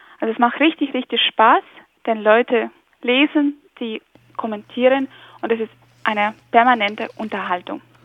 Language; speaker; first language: German; non-native, fluent; Ukrainian